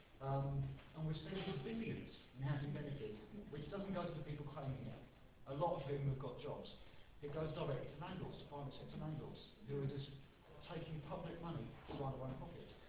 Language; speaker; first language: English; native; English